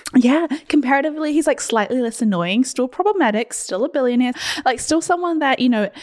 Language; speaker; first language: English; early bilingual, other home language; Hindi